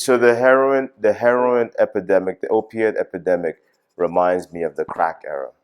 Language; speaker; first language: English; native; English